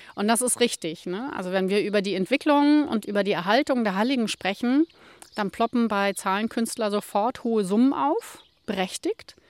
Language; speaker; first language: German; native; German